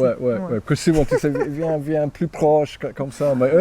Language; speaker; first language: French; non-native, fluent; English